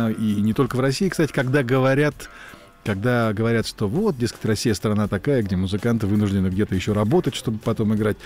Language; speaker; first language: Russian; native; Russian